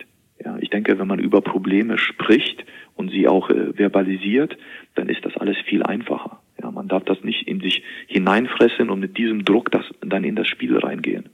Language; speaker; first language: German; native; German